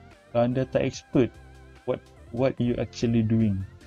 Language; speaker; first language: English; non-native, local second language; Malay